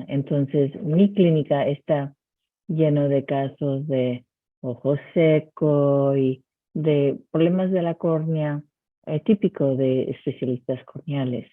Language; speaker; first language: Spanish; early bilingual, heritage; Spanish